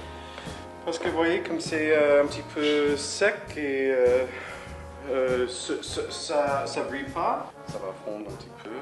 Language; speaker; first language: French; non-native, fluent; English